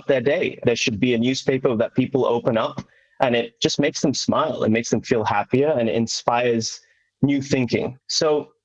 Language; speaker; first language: English; native; English